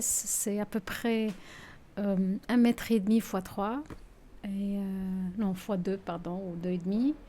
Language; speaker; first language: French; non-native, local second language; Arabic